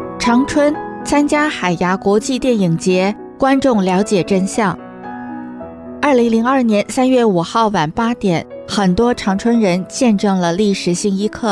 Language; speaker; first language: Chinese; native; Chinese